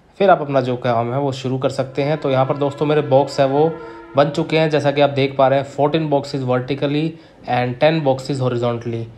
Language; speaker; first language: Hindi; native; Hindi